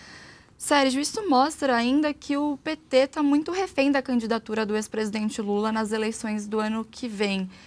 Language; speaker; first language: Portuguese; native; Portuguese